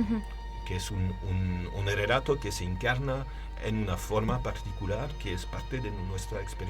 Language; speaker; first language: Spanish; non-native, learner; French